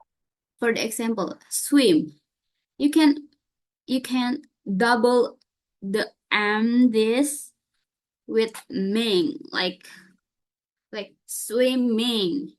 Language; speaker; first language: English; non-native, learner; Indonesian